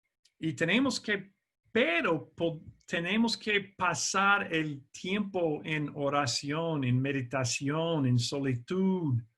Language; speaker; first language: Spanish; non-native, fluent; English